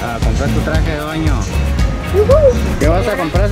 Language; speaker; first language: Spanish; native; Spanish